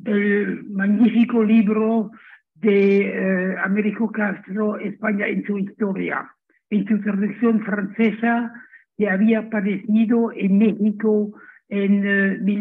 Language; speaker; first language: Spanish; non-native, fluent; German